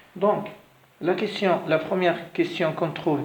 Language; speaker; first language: French; non-native, local second language; Arabic